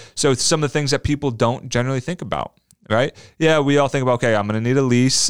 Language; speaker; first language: English; native; English